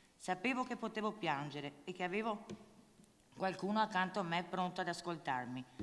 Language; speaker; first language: Italian; native; Italian